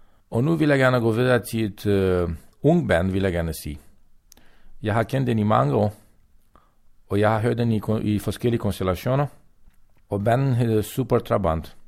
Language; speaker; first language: Danish; non-native, fluent; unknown